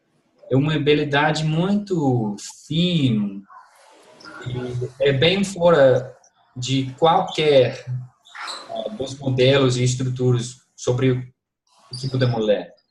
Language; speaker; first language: Portuguese; non-native, fluent; English